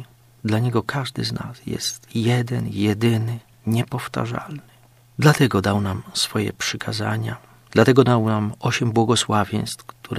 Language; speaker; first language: Polish; native; Polish